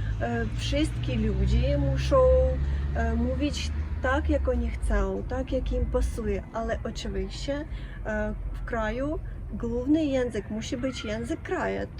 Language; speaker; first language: Polish; non-native, learner; Russian